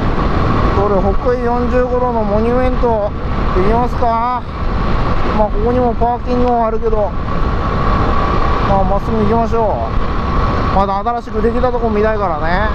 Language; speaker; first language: Japanese; native; Japanese